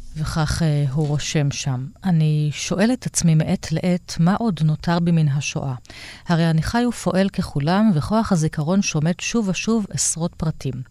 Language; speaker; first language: Hebrew; native; Hebrew